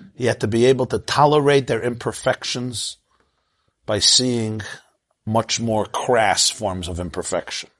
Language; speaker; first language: English; native; English